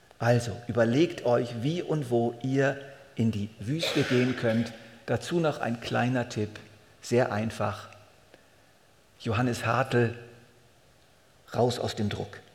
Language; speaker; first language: German; native; German